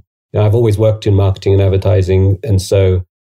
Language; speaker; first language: English; native; English